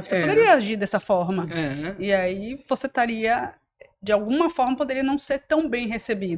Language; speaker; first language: Portuguese; native; Portuguese